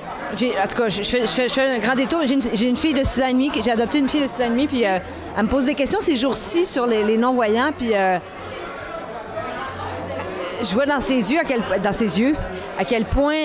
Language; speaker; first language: French; native; French